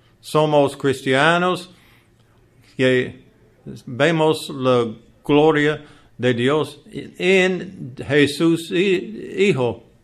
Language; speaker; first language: Spanish; non-native, learner; English